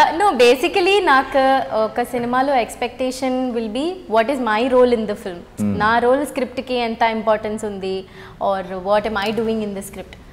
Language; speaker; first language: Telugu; non-native, learner; Tamil